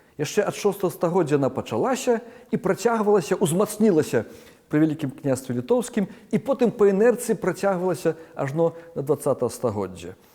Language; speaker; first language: Belarusian; native; Belarusian